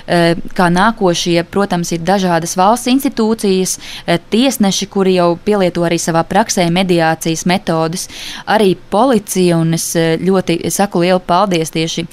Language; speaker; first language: Latvian; native; Latvian